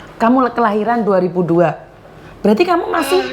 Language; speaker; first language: Indonesian; non-native, local second language; Javanese